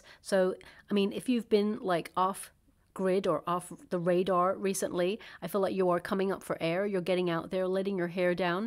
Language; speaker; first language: English; native; English